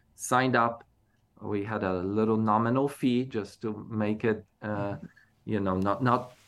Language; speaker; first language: English; non-native, fluent; Polish